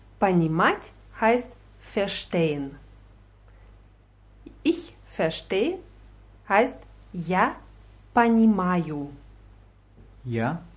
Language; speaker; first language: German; non-native, fluent; Russian